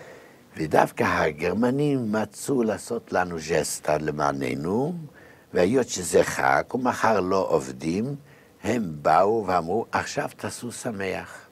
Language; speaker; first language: Hebrew; non-native, fluent; Yiddish